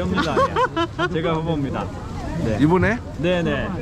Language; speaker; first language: Korean; native; Korean